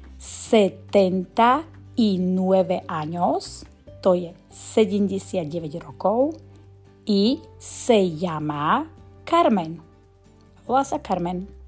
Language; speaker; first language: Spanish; non-native, fluent; Slovak